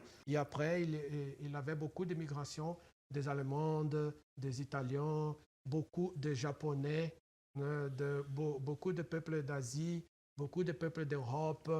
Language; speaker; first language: French; non-native, fluent; Portuguese